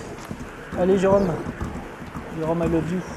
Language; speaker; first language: French; native; French